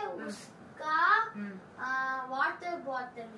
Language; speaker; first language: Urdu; non-native, local second language; Tamil